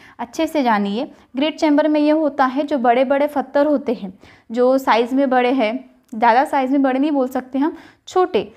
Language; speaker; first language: Hindi; non-native, local second language; Marathi